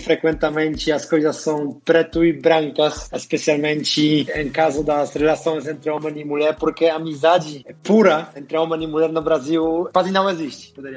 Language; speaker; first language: Portuguese; non-native, fluent; Polish